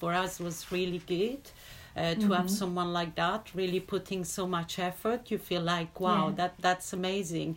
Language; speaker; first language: English; non-native, fluent; Italian